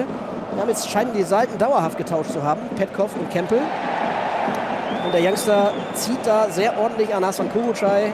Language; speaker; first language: German; native; German